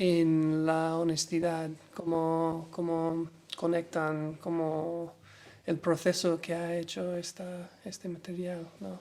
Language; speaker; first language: Spanish; non-native, learner; English